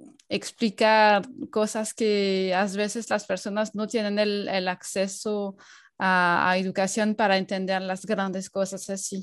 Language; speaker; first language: Spanish; non-native, fluent; French